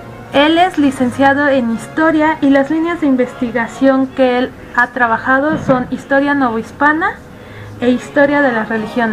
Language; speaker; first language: Spanish; native; Spanish